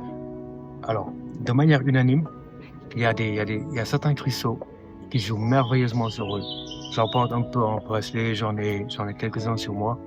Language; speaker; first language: French; non-native, local second language; Wolof